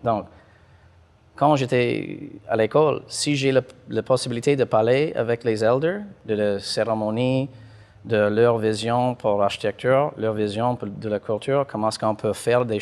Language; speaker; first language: French; non-native, fluent; English